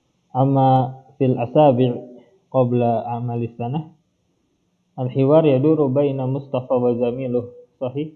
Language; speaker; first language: Arabic; non-native, fluent; Indonesian